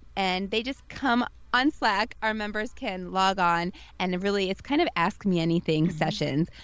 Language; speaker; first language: English; native; English